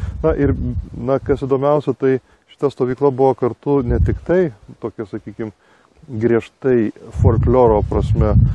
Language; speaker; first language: Lithuanian; native; Lithuanian